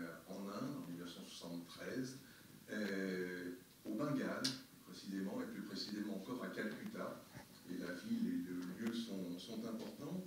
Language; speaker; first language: French; native; French